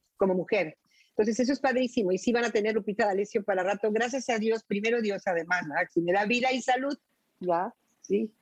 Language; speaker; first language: Spanish; native; Spanish